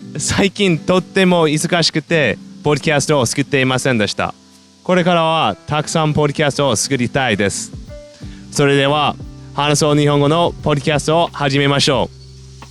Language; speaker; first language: Japanese; non-native, fluent; English